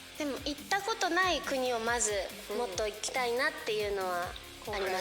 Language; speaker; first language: Japanese; native; Japanese